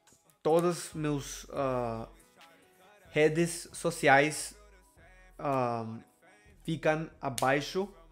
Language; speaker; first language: Portuguese; non-native, learner; Spanish